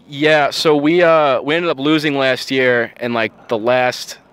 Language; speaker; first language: English; native; English